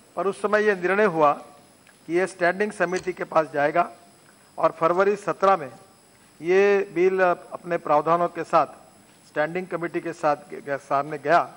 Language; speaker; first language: Hindi; non-native, local second language; Marathi